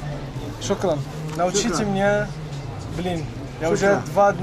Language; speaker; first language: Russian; non-native, learner; Arabic